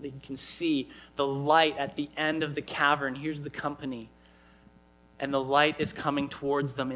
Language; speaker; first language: English; native; English